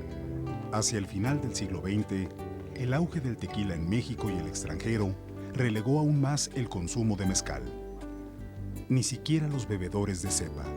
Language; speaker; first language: Spanish; native; Spanish